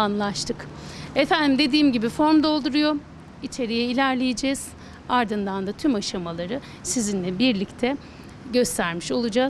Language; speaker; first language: Turkish; native; Turkish